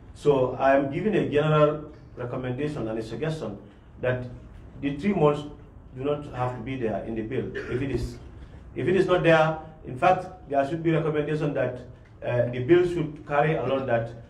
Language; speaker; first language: English; non-native, local second language; Mandingo